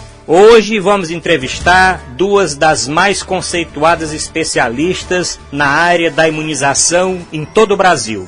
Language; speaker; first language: Portuguese; native; Portuguese